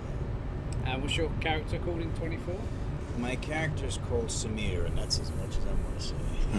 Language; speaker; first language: English; non-native, fluent; Arabic